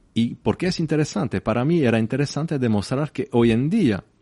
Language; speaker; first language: Spanish; non-native, fluent; French